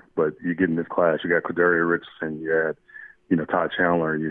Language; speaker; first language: English; native; English